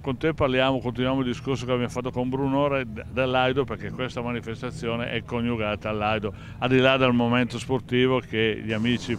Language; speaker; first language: Italian; native; Italian